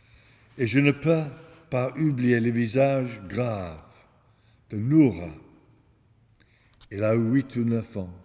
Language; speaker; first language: French; non-native, fluent; English